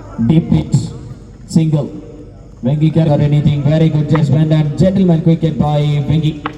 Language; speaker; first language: English; non-native, local second language; Malayalam